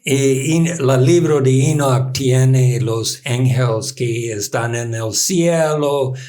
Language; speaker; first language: Spanish; non-native, learner; English